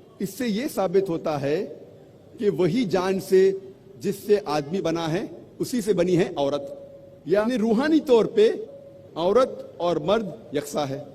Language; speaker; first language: Urdu; non-native, local second language; Konkani